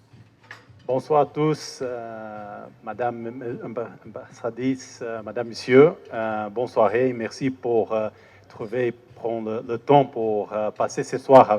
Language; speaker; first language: French; non-native, fluent; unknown